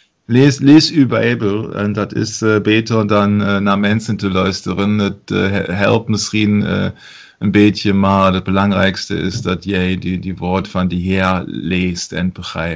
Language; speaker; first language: Dutch; non-native, learner; German